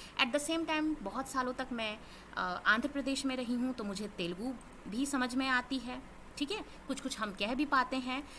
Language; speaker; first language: Hindi; non-native, local second language; Chhattisgarhi